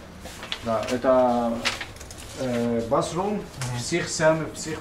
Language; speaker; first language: Russian; non-native, learner; Arabic